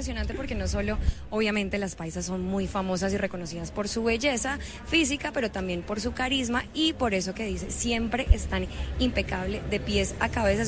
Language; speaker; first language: Spanish; native; Spanish